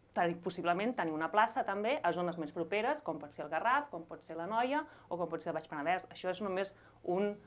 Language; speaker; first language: Catalan; native; Catalan